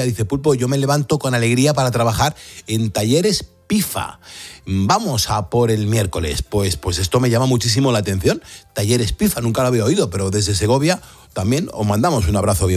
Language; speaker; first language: Spanish; native; Spanish